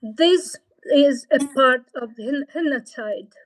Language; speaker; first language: English; non-native, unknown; Ukrainian